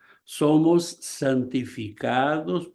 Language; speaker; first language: Spanish; non-native, fluent; Portuguese